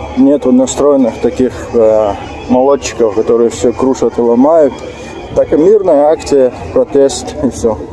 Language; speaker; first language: Russian; native; Russian